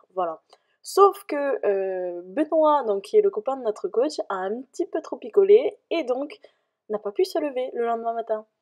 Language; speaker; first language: French; native; French